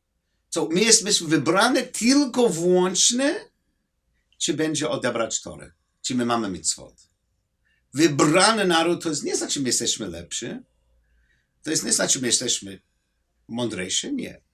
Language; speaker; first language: Polish; non-native, learner; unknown